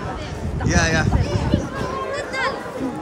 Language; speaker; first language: Chinese; non-native, learner; English